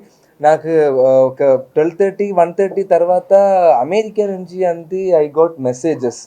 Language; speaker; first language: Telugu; non-native, learner; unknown